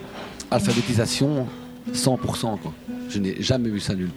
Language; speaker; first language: French; native; French